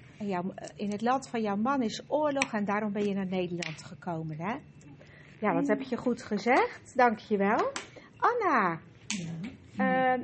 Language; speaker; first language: Dutch; native; Dutch